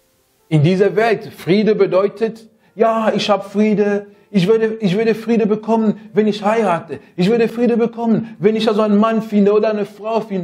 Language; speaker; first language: German; non-native, fluent; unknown